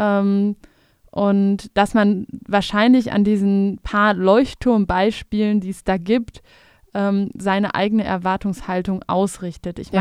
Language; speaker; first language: German; native; German